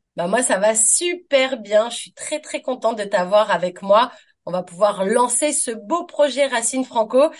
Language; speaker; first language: French; native; French